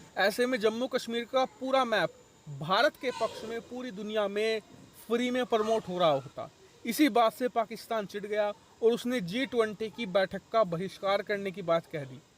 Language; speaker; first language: Hindi; native; Hindi